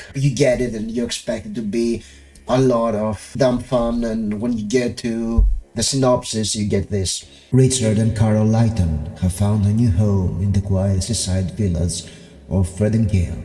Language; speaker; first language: English; non-native, fluent; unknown